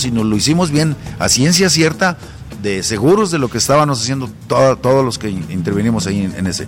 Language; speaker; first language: Spanish; native; Spanish